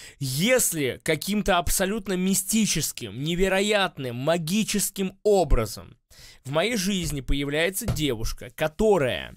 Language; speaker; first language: Russian; native; Russian